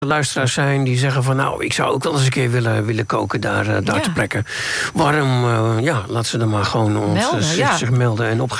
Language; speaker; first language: Dutch; native; Dutch